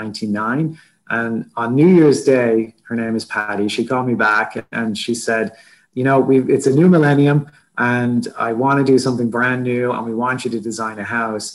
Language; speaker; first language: English; native; English